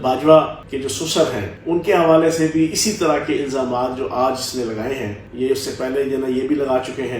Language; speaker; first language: Urdu; native; Urdu